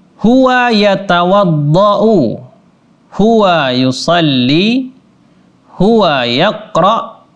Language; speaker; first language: Arabic; non-native, fluent; Indonesian